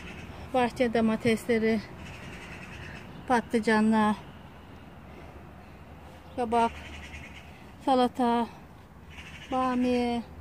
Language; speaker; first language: Turkish; native; Turkish